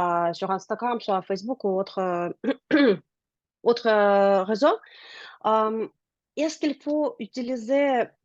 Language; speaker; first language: French; non-native, learner; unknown